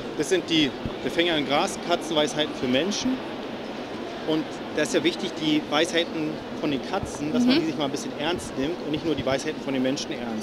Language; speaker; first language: German; native; German